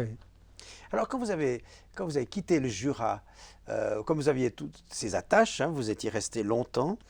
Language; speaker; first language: French; native; French